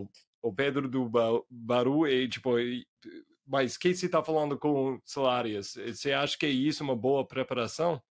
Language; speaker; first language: Portuguese; non-native, fluent; English